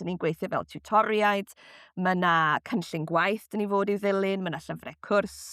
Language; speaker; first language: Welsh; native; Welsh